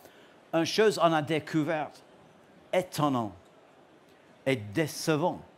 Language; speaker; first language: French; non-native, learner; English